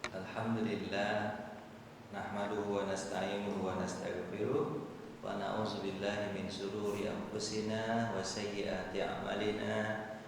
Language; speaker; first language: Indonesian; non-native, local second language; Minangkabau